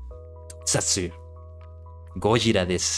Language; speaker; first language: Japanese; non-native, learner; English